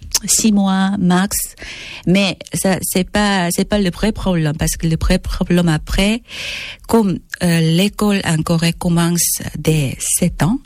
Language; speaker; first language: French; non-native, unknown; Korean